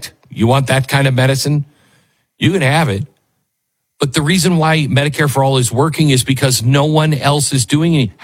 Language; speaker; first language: English; native; English